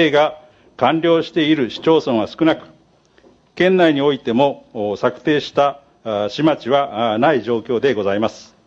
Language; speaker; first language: Japanese; native; Japanese